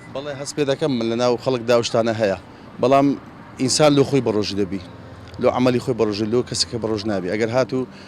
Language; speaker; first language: Central Kurdish; native; Central Kurdish